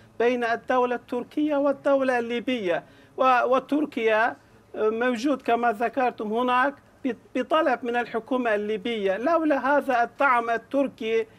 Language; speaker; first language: Arabic; non-native, fluent; Turkish